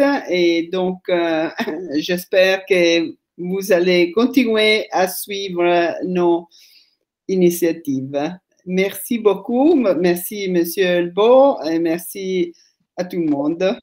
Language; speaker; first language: French; non-native, fluent; Italian